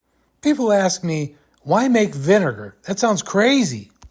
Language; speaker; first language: English; native; English